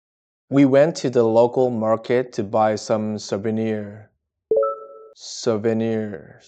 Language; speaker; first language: English; non-native, learner; Korean